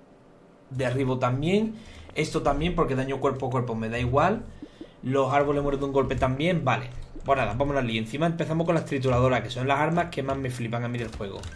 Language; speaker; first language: Spanish; native; Spanish